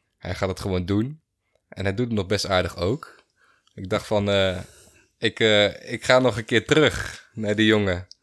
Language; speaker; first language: Dutch; native; Dutch